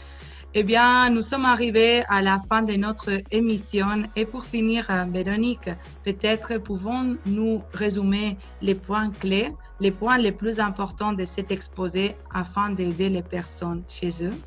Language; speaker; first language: French; non-native, fluent; Spanish